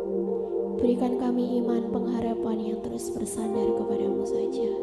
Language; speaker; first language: Indonesian; native; Indonesian